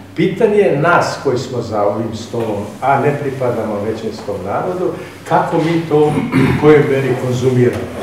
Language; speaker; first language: Serbian; non-native, local second language; Albanian